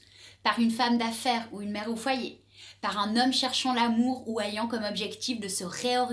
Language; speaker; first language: French; native; French